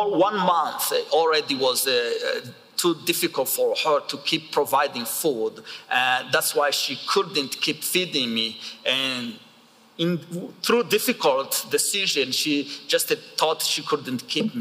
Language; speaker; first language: English; non-native, local second language; Kinyarwanda